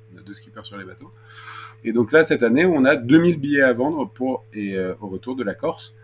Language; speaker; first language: French; native; French